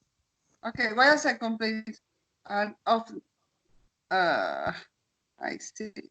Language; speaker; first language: English; non-native, learner; Spanish